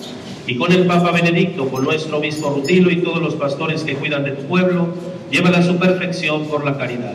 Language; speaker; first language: Spanish; native; Spanish